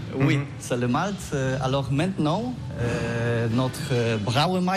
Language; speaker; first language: French; non-native, learner; Polish